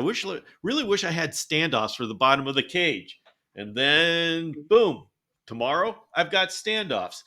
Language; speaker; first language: English; native; English